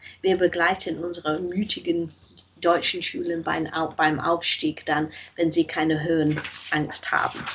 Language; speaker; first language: German; non-native, fluent; English